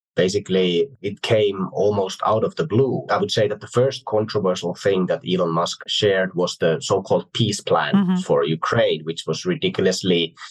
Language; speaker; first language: English; non-native, fluent; Finnish